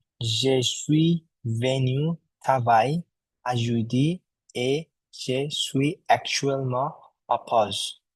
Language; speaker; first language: French; non-native, learner; Bangla